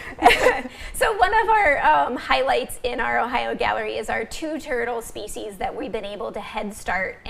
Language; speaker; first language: English; native; English